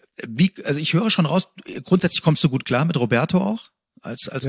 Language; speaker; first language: German; native; German